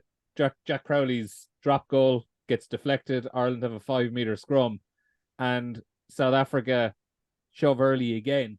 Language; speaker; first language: English; native; English